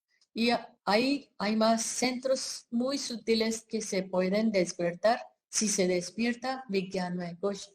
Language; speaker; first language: Spanish; non-native, fluent; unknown